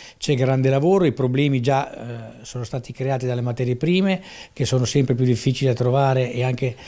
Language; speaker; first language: Italian; native; Italian